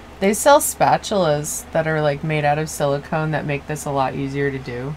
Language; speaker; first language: English; native; English